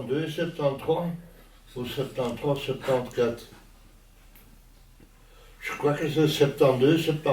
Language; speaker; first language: French; non-native, local second language; Dutch